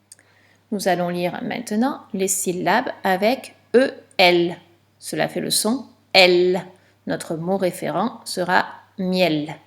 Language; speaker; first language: French; native; French